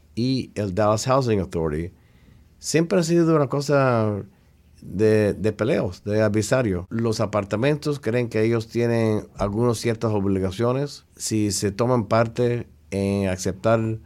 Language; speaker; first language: Spanish; early bilingual, heritage; Spanish